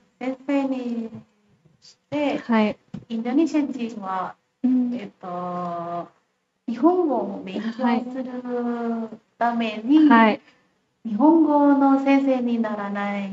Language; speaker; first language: Japanese; non-native, learner; Indonesian